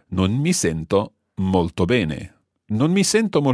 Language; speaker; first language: Italian; non-native, fluent; English